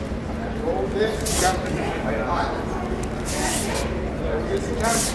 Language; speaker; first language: English; non-native, learner; Spanish